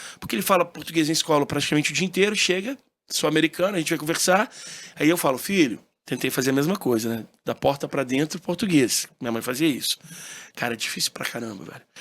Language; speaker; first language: Portuguese; early bilingual, heritage; Portuguese